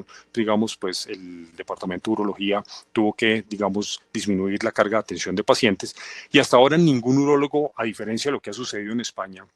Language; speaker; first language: Spanish; native; Spanish